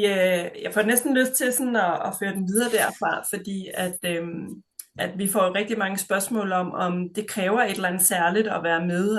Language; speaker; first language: Danish; native; Danish